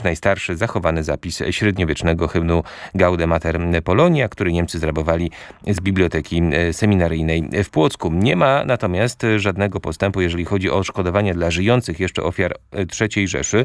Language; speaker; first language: Polish; native; Polish